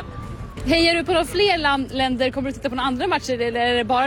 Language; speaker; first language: Swedish; native; Swedish